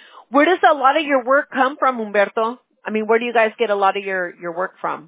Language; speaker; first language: English; early bilingual, other home language; Spanish